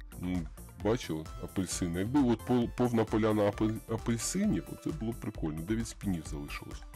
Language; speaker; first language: Ukrainian; non-native, local second language; Russian